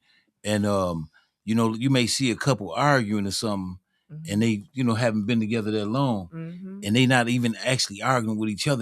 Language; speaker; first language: English; native; English